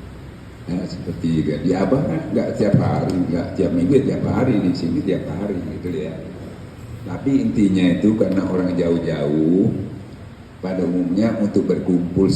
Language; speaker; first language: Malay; non-native, local second language; Javanese